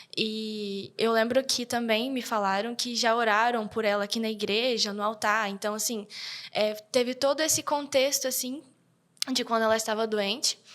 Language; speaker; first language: Portuguese; early bilingual, heritage; Portuguese